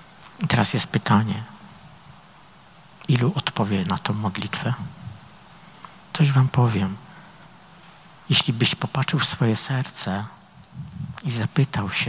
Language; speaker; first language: Polish; native; Polish